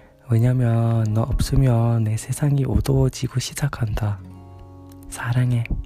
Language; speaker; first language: Korean; non-native, learner; English